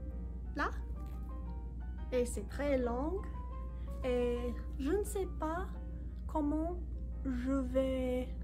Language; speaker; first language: French; non-native, learner; English